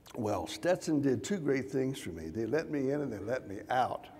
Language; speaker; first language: English; native; English